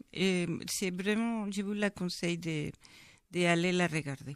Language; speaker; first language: French; non-native, fluent; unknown